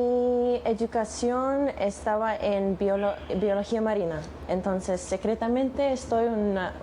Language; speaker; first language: Spanish; non-native, learner; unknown